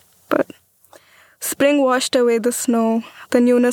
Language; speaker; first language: English; non-native, local second language; Marathi